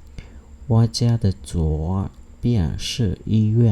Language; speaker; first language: Chinese; non-native, fluent; Khmer